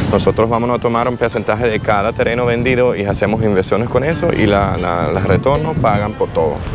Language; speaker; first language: Spanish; non-native, fluent; German